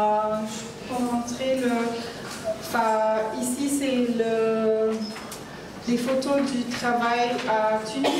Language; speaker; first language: French; non-native, learner; Arabic